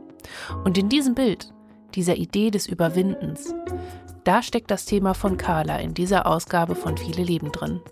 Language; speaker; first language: German; native; German